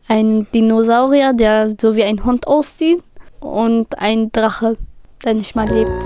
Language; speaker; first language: German; early bilingual, other home language; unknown